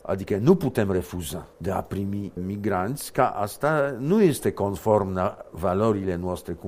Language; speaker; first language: Romanian; non-native, fluent; Polish